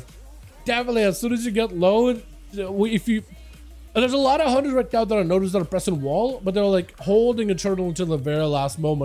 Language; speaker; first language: English; native; English